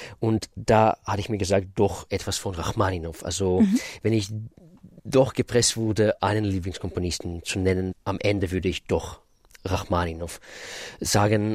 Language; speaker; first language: German; non-native, fluent; Russian